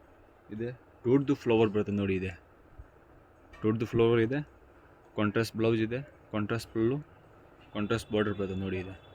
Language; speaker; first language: Kannada; non-native, local second language; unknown